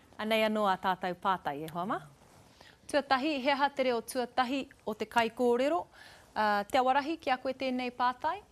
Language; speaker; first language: Māori; non-native, local second language; English